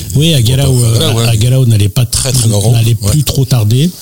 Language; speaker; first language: French; native; French